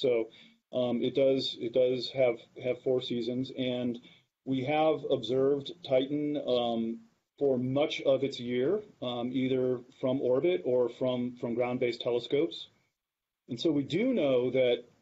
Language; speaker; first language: English; native; English